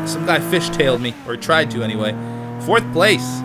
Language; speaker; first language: English; native; English